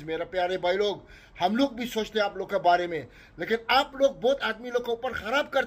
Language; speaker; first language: Hindi; non-native, learner; Arabic